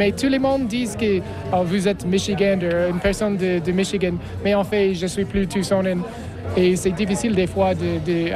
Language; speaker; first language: French; non-native, fluent; English